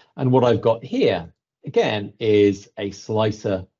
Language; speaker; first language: English; native; English